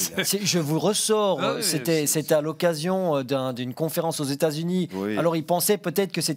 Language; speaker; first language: French; native; French